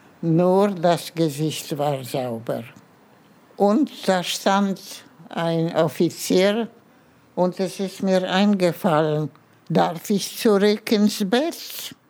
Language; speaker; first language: German; non-native, fluent; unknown